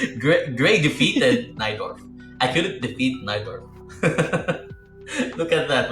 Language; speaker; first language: English; non-native, local second language; Filipino